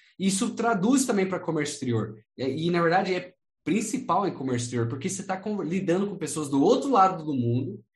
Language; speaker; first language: Portuguese; non-native, fluent; English